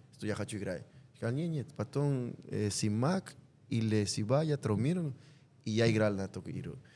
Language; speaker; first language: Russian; non-native, learner; Spanish